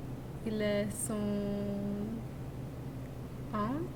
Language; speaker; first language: French; non-native, learner; English